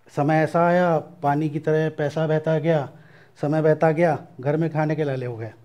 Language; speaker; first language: Hindi; native; Hindi